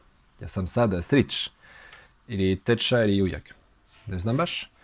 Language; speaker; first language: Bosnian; non-native, learner; French